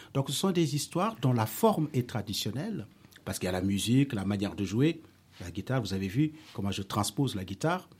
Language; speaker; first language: French; non-native, local second language; Wolof